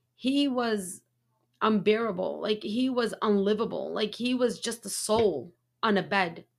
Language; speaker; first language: English; early bilingual, other home language; Arabic